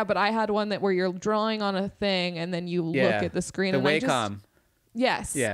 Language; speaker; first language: English; native; English